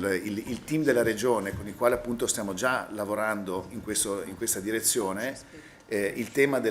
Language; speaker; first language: Italian; native; Italian